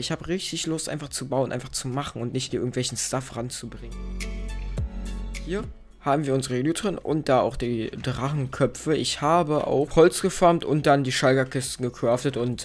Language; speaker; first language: German; native; German